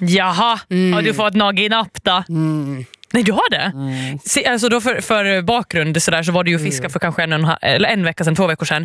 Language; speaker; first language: Swedish; native; Swedish